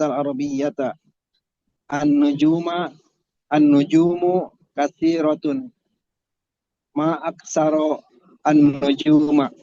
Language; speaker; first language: Arabic; non-native, learner; Indonesian